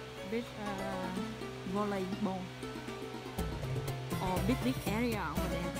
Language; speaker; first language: English; non-native, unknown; Vietnamese